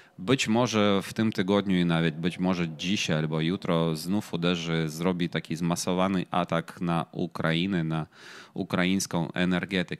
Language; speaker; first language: Polish; non-native, fluent; Ukrainian